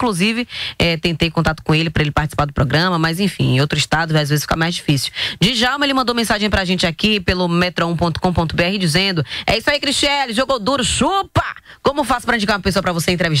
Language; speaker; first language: Portuguese; native; Portuguese